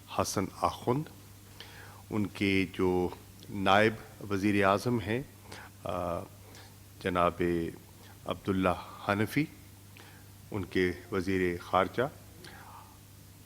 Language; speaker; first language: Urdu; native; Urdu